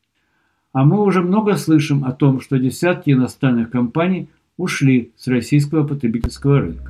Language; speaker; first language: Russian; native; Russian